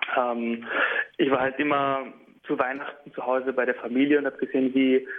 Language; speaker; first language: German; early bilingual, heritage; German